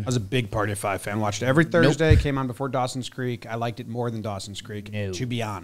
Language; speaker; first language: English; native; English